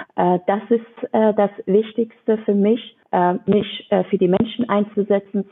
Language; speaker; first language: German; non-native, fluent; Persian